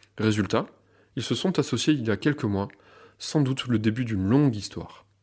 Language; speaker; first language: French; native; French